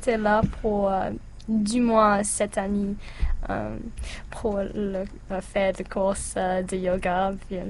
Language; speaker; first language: French; non-native, learner; English